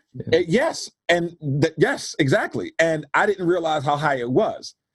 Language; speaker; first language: English; native; English